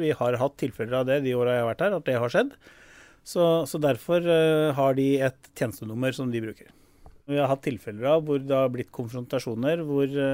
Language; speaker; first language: Norwegian; native; Norwegian